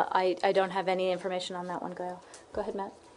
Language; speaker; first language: English; native; English